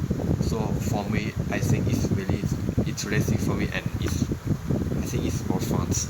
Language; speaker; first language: English; non-native, learner; Thai